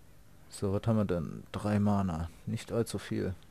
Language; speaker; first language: German; native; German